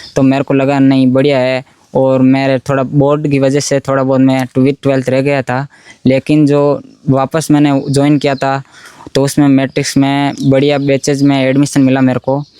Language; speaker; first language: Hindi; native; Hindi